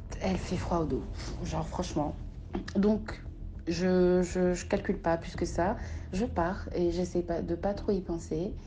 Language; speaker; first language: French; early bilingual, other home language; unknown